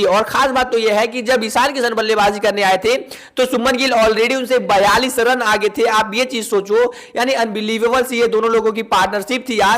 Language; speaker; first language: Hindi; native; Hindi